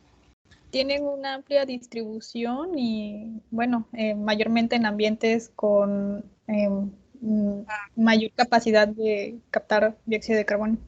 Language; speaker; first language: Spanish; native; Spanish